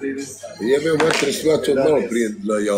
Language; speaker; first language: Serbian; early bilingual, heritage; Bosnian